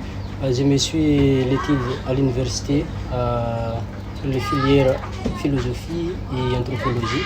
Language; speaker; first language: French; non-native, local second language; Malagasy